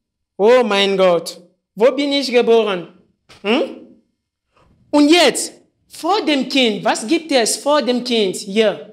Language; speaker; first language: German; non-native, fluent; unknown